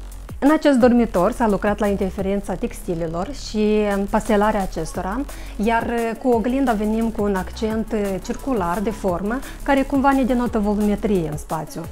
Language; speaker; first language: Romanian; native; Romanian